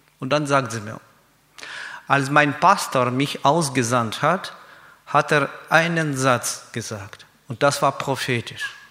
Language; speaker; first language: German; non-native, fluent; Russian